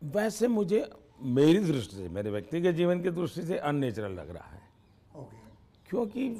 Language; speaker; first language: Hindi; non-native, local second language; Gujarati